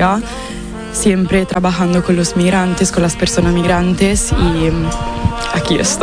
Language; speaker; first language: Spanish; non-native, fluent; Italian